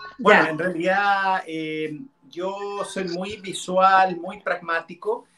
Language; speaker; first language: Spanish; non-native, local second language; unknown